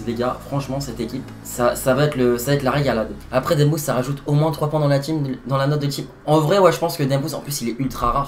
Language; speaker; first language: French; native; French